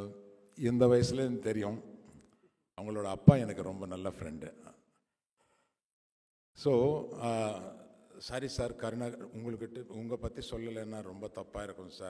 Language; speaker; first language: Tamil; non-native, local second language; Telugu